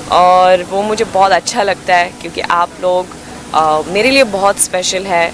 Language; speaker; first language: Hindi; non-native, fluent; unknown